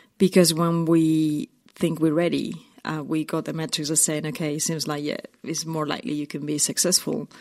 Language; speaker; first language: English; non-native, fluent; Spanish